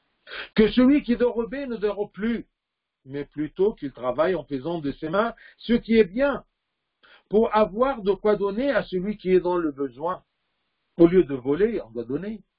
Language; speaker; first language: French; non-native, fluent; Arabic